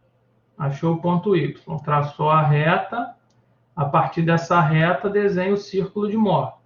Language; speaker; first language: Portuguese; native; Portuguese